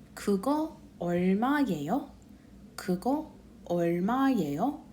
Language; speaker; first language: Korean; non-native, learner; English